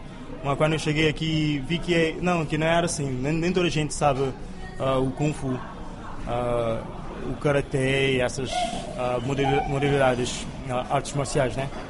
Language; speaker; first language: Portuguese; non-native, local second language; Kabuverdianu